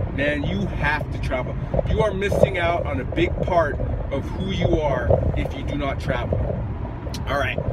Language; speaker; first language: English; native; English